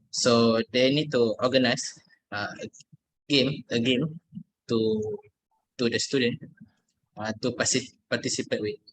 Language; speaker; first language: English; non-native, learner; Malay